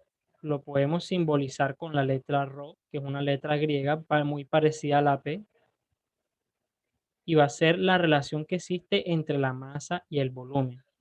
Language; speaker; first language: Spanish; native; Spanish